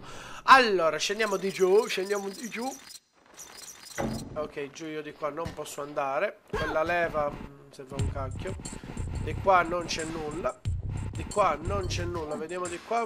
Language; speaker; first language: Italian; native; Italian